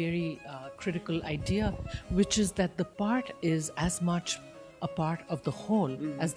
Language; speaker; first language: English; non-native, local second language; Bangla